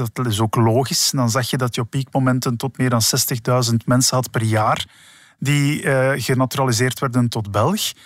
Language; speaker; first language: Dutch; native; Dutch